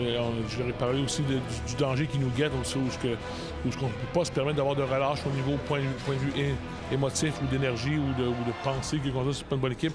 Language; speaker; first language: French; native; French